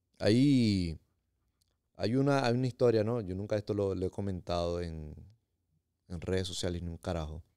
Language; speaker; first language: Spanish; native; Spanish